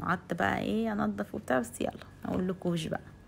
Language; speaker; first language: Arabic; native; Arabic